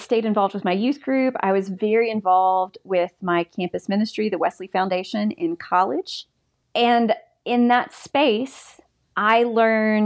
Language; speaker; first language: English; native; English